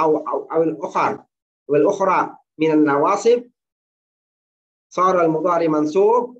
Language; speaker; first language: Arabic; non-native, fluent; Indonesian